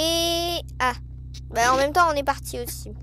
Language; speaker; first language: French; native; French